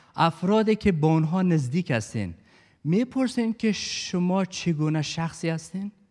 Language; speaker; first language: Persian; native; Persian